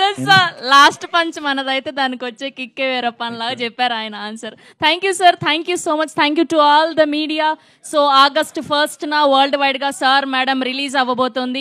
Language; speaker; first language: Telugu; native; Telugu